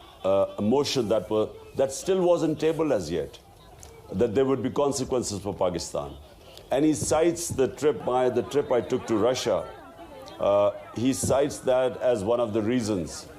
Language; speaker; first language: English; non-native, local second language; Urdu